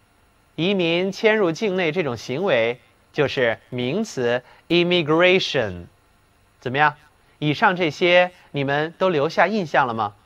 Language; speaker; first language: Chinese; native; Chinese